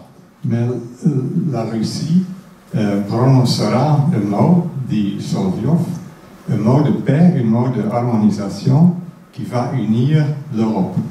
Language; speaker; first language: French; non-native, fluent; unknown